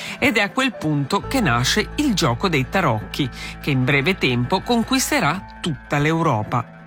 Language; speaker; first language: Italian; native; Italian